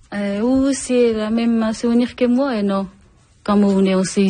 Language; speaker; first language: French; non-native, learner; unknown